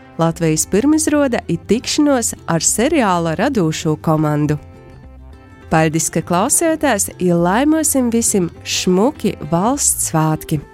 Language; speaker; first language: Latvian; native; Latvian